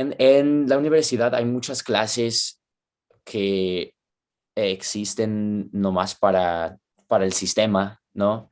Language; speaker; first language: Spanish; early bilingual, heritage; Spanish